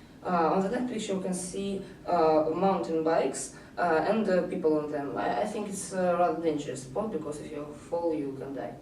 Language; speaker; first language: English; non-native, learner; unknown